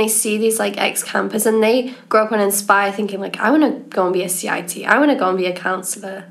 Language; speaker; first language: English; native; English